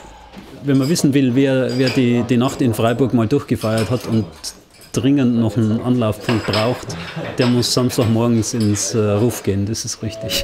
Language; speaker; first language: German; native; German